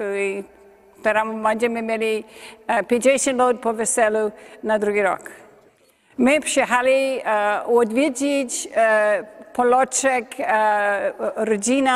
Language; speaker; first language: Polish; early bilingual, heritage; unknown